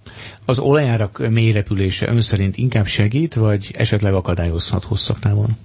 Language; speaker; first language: Hungarian; native; Hungarian